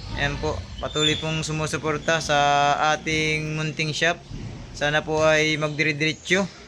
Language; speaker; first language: Filipino; native; Filipino